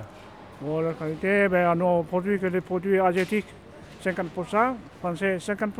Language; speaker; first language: French; non-native, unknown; Hmong